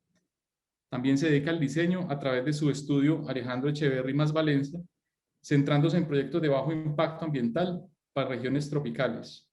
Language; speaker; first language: Spanish; native; Spanish